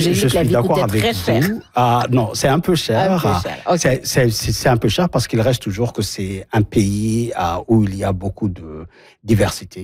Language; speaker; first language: French; non-native, local second language; Somali